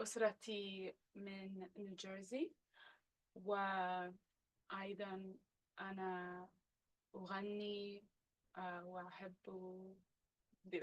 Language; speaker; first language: Arabic; non-native, learner; English